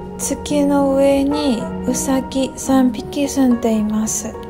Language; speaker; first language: Japanese; non-native, learner; Chinese